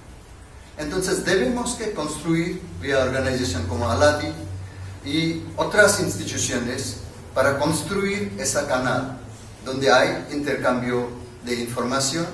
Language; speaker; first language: Spanish; non-native, learner; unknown